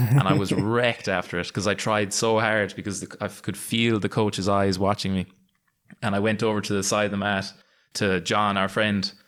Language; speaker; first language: English; native; English